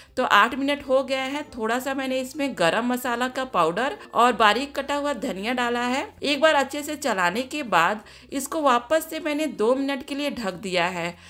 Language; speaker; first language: Hindi; native; Hindi